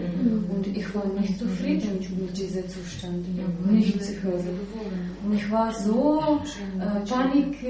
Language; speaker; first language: German; non-native, learner; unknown